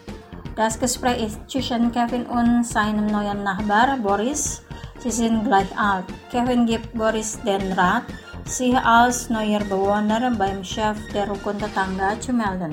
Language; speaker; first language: German; non-native, fluent; Indonesian